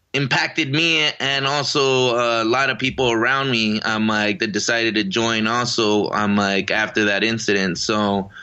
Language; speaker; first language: English; native; English